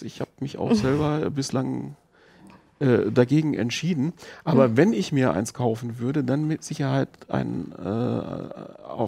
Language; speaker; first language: German; native; German